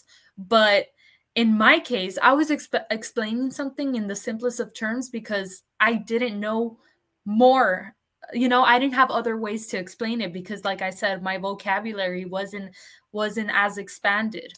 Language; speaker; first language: English; early bilingual, other home language; Spanish